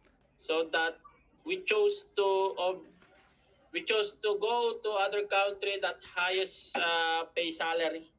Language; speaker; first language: English; non-native, learner; Filipino